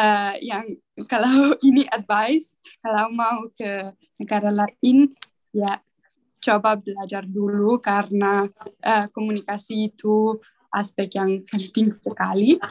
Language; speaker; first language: Indonesian; non-native, learner; Italian